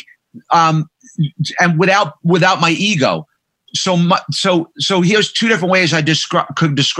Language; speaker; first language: English; native; English